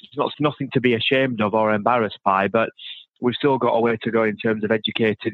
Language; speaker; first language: English; native; English